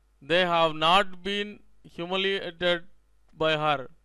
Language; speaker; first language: English; non-native, local second language; Telugu